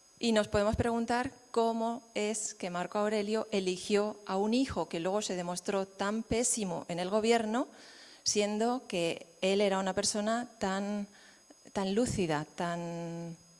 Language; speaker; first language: Spanish; native; Spanish